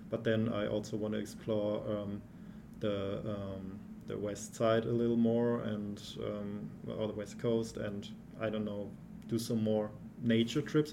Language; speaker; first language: English; non-native, fluent; German